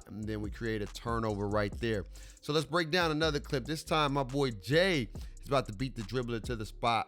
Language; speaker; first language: English; native; English